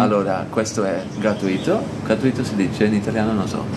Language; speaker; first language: Italian; non-native, learner; Dutch